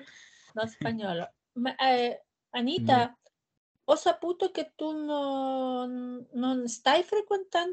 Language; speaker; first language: Italian; non-native, learner; Spanish